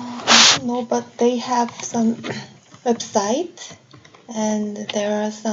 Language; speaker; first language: English; non-native, learner; Korean